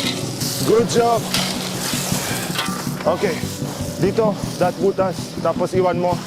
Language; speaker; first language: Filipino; non-native, learner; Arabic